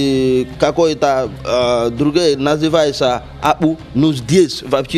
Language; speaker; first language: Russian; non-native, learner; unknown